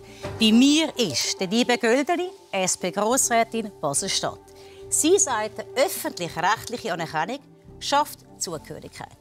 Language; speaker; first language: German; native; German